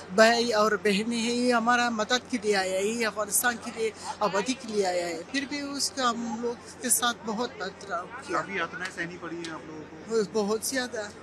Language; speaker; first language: Hindi; non-native, learner; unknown